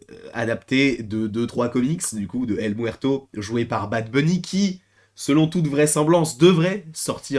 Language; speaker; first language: French; native; French